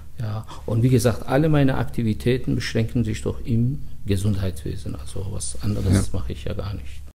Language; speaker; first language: German; non-native, fluent; Persian